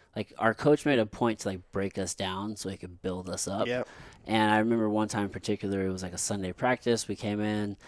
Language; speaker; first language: English; native; English